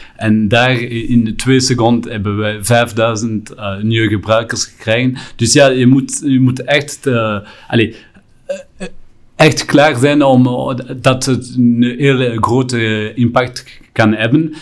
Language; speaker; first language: Dutch; non-native, local second language; French